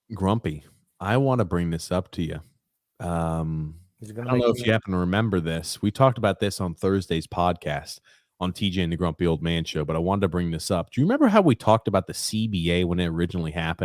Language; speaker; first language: English; native; English